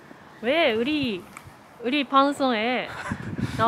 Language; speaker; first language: Korean; non-native, learner; Japanese